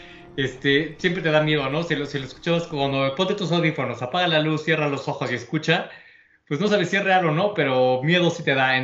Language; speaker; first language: Spanish; native; Spanish